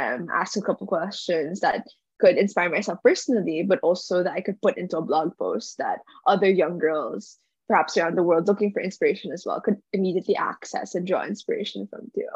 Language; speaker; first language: English; non-native, local second language; Filipino